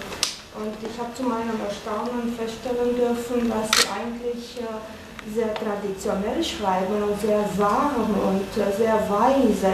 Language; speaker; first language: German; non-native, fluent; Romanian